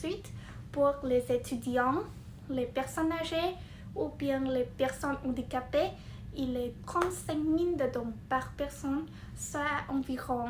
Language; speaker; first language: French; non-native, fluent; Vietnamese